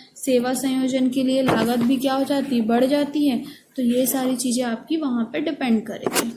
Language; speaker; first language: Hindi; native; Hindi